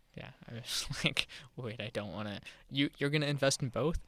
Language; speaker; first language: English; native; English